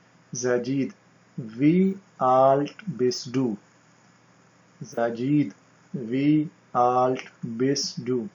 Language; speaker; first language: German; non-native, fluent; Urdu